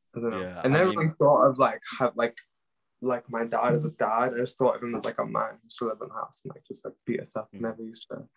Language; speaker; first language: English; non-native, local second language; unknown